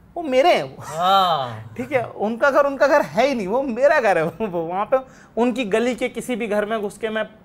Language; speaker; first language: Hindi; native; Hindi